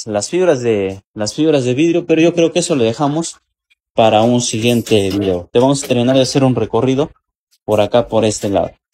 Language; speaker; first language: Spanish; native; Spanish